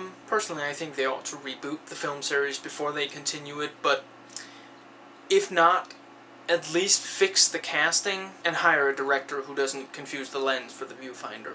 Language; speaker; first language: English; native; English